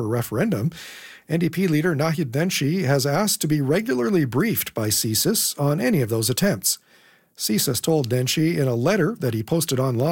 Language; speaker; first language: English; native; English